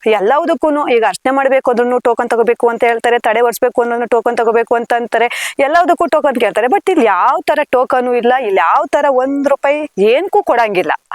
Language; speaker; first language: Kannada; native; Kannada